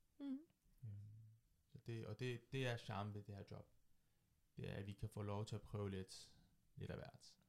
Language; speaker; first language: Danish; early bilingual, other home language; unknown